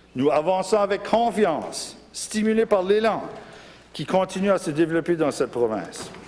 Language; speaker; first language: French; non-native, local second language; English